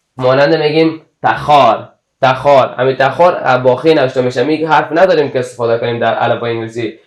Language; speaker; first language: Persian; native; Persian